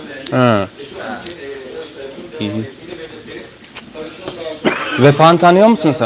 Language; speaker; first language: Turkish; early bilingual, heritage; Turkmen